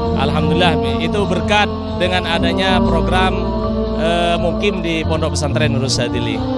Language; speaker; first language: Indonesian; non-native, local second language; Madurese